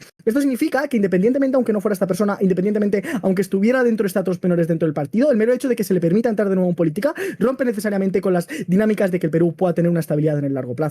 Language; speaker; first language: Spanish; native; Spanish